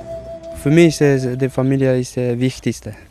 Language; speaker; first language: German; non-native, learner; Spanish